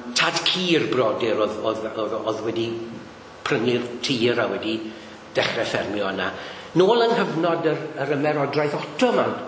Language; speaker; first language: Welsh; native; Welsh